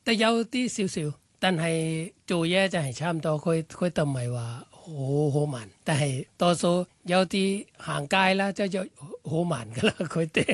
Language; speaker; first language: Cantonese; non-native, fluent; Thai